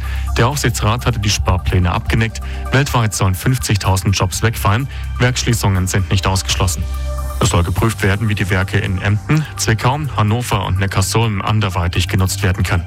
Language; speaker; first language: German; native; German